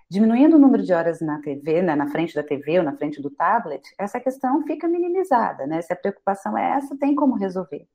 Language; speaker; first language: Portuguese; native; Portuguese